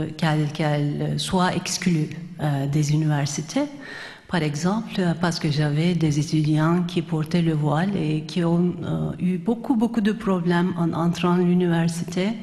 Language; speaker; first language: French; non-native, fluent; Turkish